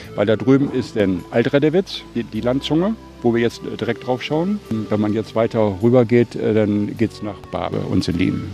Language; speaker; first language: German; native; German